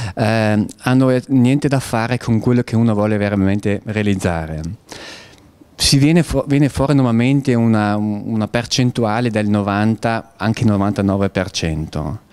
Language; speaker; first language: Italian; non-native, fluent; German